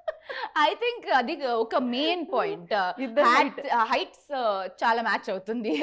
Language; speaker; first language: Telugu; non-native, learner; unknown